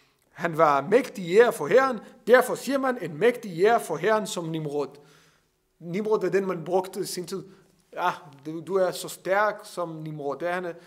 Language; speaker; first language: Danish; non-native, fluent; Hebrew